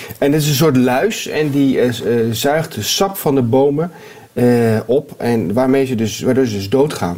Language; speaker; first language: Dutch; native; Dutch